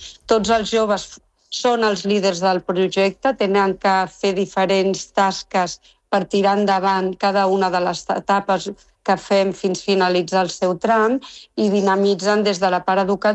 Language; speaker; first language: Catalan; non-native, local second language; Spanish